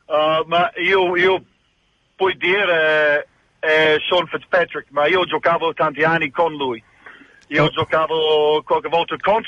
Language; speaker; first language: Italian; non-native, fluent; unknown